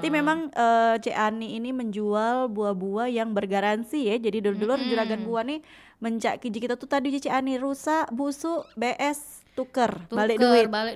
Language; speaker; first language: Indonesian; native; Indonesian